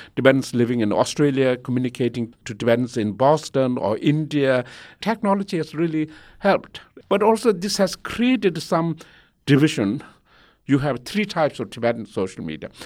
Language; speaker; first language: English; non-native, local second language; Tibetan